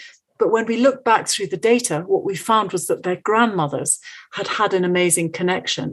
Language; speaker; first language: English; native; English